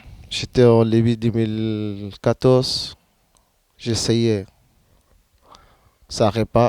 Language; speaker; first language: French; non-native, learner; Arabic